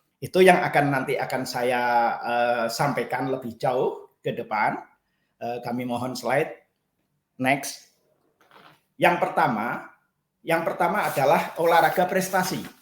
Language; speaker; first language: Indonesian; native; Indonesian